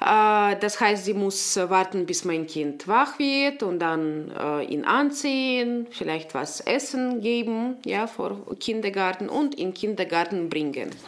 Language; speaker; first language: German; non-native, local second language; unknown